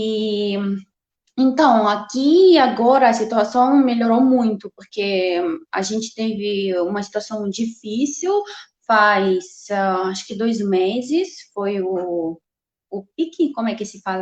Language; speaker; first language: Portuguese; non-native, fluent; Russian